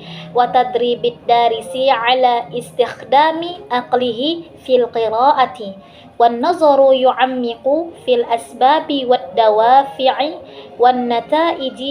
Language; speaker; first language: Arabic; non-native, learner; Indonesian